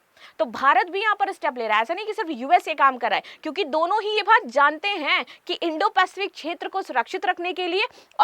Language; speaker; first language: Hindi; native; Hindi